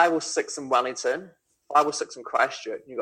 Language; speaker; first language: English; native; English